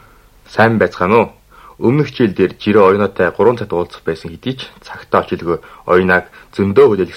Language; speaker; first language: Mongolian; native; Mongolian